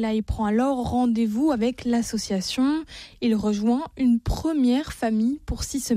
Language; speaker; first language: French; native; French